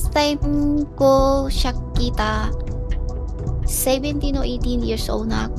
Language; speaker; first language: Filipino; non-native, learner; Chinese